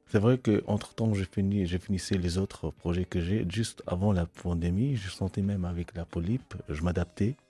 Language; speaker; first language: French; non-native, local second language; Arabic